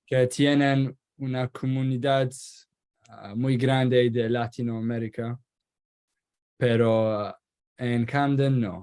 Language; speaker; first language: Spanish; non-native, learner; Kurdish